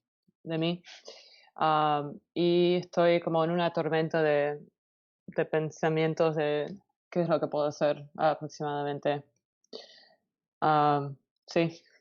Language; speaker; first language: Spanish; early bilingual, heritage; Spanish